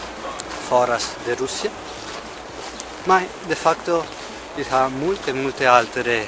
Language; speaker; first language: Italian; non-native, learner; Russian